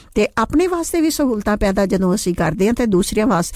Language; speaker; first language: Urdu; non-native, local second language; Punjabi